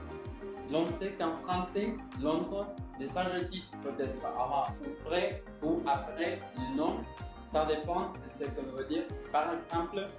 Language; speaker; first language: French; non-native, learner; Spanish